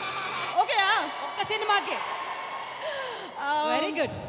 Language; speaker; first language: Telugu; native; Telugu